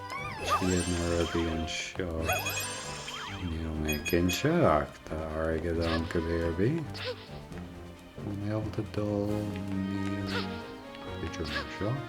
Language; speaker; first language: Irish; non-native, local second language; English